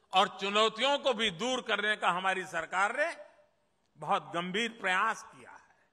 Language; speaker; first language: Hindi; non-native, local second language; Gujarati